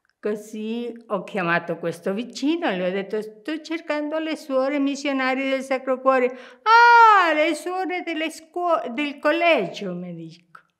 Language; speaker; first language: Italian; non-native, fluent; Spanish